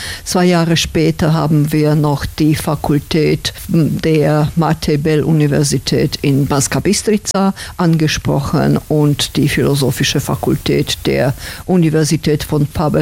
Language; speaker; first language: German; non-native, fluent; Slovak